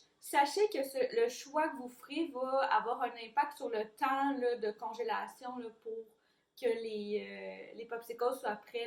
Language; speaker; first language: French; native; French